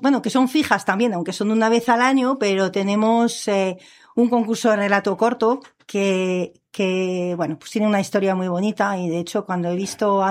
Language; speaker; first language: Spanish; non-native, fluent; French